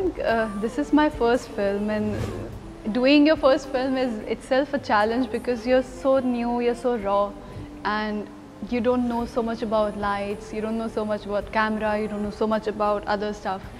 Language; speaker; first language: English; non-native, local second language; Hindi